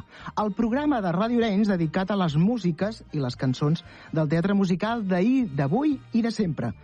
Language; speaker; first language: Catalan; native; Catalan